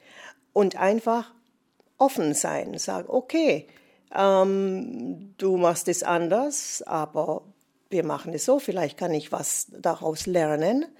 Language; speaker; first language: German; non-native, fluent; English